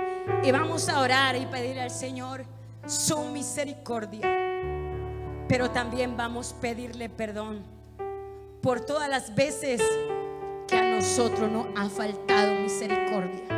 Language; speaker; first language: Spanish; native; Spanish